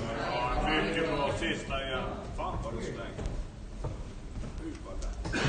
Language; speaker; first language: Swedish; native; Swedish